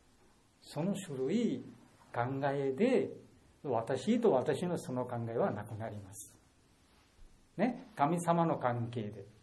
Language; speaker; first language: Japanese; non-native, learner; Bangla